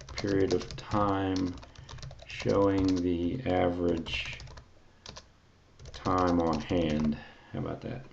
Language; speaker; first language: English; native; English